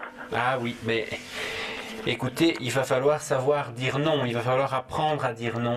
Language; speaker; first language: French; native; French